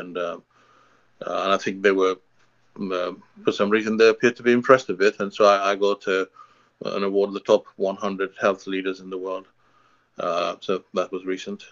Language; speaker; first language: English; non-native, local second language; Hindi